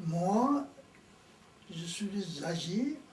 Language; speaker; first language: French; non-native, learner; Tibetan